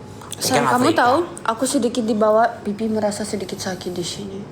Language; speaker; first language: Indonesian; non-native, fluent; Russian